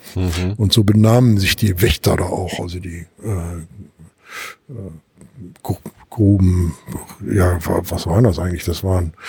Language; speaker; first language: German; native; German